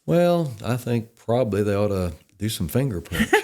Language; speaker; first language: English; native; English